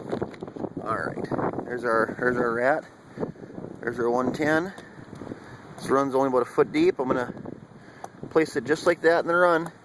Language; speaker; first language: English; native; English